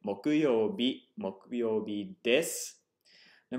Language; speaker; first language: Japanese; non-native, fluent; English